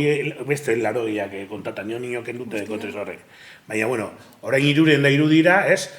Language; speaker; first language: Basque; native; Basque